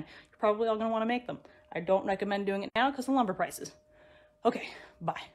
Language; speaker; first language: English; native; English